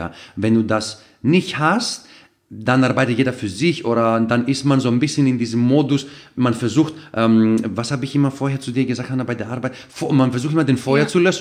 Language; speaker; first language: German; non-native, fluent; Greek